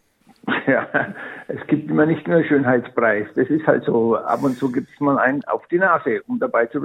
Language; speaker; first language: German; native; German